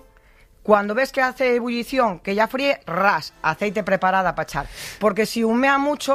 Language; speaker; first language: Spanish; native; Spanish